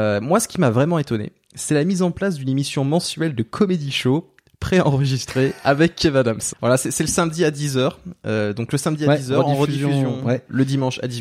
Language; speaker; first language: French; native; French